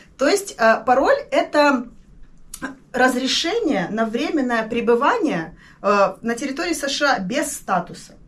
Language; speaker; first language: Russian; native; Russian